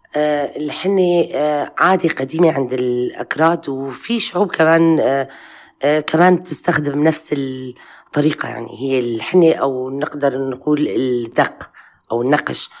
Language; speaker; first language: Arabic; non-native, local second language; Kurdish